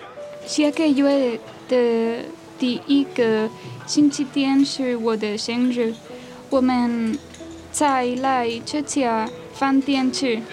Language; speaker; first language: Chinese; non-native, learner; Spanish